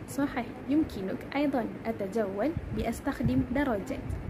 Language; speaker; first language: Arabic; non-native, learner; Malay